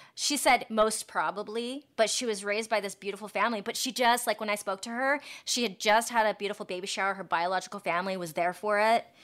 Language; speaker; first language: English; native; English